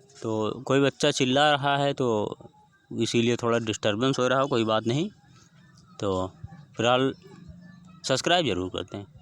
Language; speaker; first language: Hindi; native; Hindi